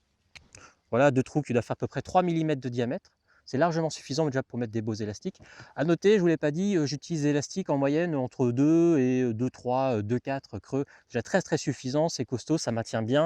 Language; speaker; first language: French; native; French